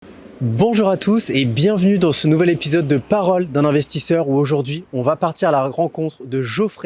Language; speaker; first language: French; native; French